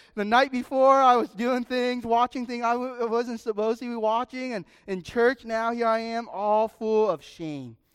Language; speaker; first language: English; native; English